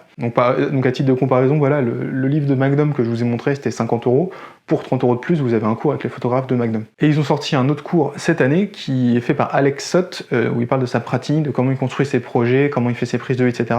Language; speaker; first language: French; native; French